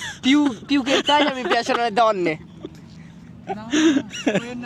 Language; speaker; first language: Italian; non-native, fluent; Bangla